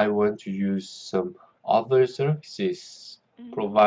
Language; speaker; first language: English; non-native, learner; Korean